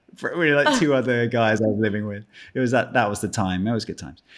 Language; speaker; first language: English; native; English